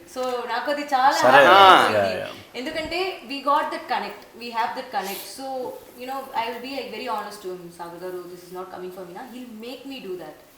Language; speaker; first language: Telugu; non-native, learner; Tamil